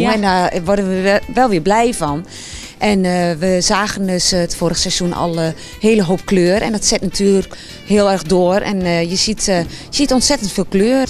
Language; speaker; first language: Dutch; native; Dutch